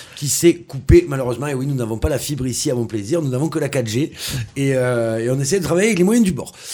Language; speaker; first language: French; native; French